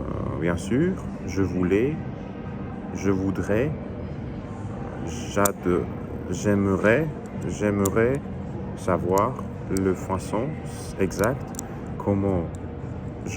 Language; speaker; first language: French; non-native, learner; Russian